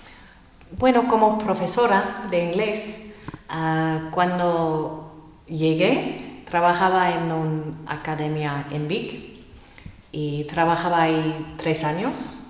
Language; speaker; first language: Spanish; non-native, fluent; English